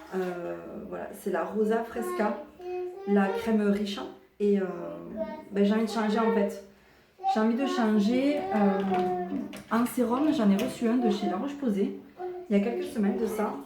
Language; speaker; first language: French; native; French